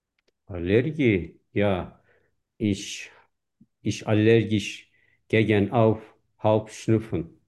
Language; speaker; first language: German; non-native, fluent; Turkish